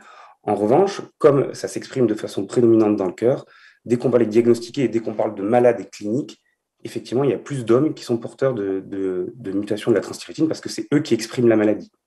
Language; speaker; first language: French; native; French